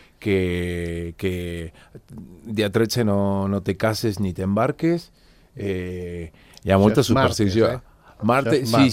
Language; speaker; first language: Catalan; non-native, fluent; Spanish